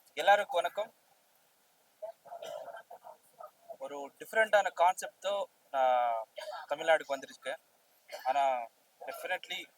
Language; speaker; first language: Tamil; non-native, learner; Telugu